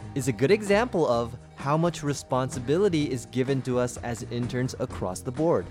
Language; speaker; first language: English; early bilingual, other home language; Chinese